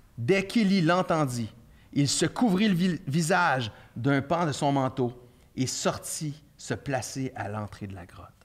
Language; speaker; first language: French; native; French